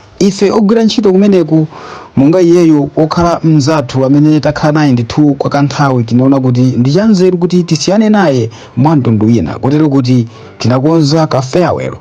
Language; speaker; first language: Nyanja; native; Nyanja